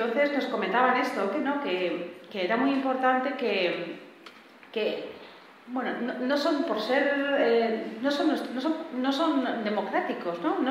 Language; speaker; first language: Spanish; native; Spanish